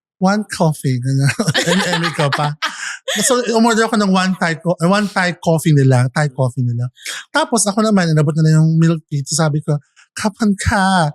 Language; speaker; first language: Filipino; native; Filipino